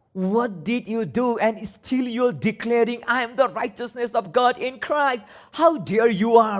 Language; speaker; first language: English; non-native, learner; Nepali